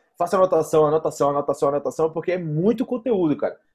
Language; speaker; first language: Portuguese; native; Portuguese